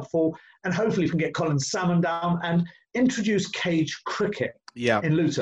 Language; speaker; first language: English; native; English